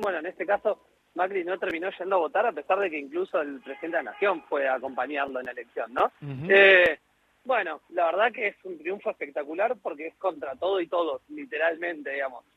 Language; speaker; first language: Spanish; native; Spanish